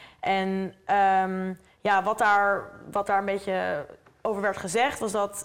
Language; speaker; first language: Dutch; native; Dutch